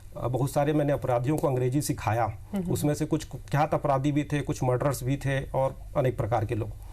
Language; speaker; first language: Hindi; native; Hindi